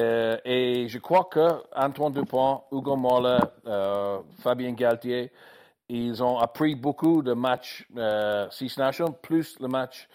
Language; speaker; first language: French; non-native, learner; English